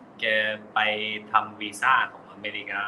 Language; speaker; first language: Russian; non-native, learner; Thai